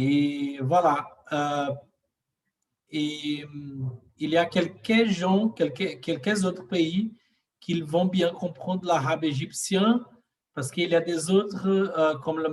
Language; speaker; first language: French; non-native, learner; Portuguese